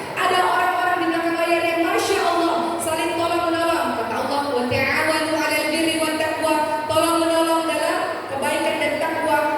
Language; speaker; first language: Indonesian; native; Indonesian